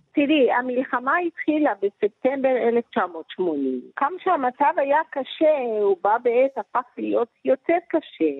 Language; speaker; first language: Hebrew; early bilingual, other home language; Persian